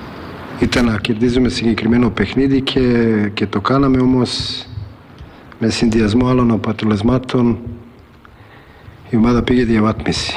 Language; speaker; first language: Greek; non-native, fluent; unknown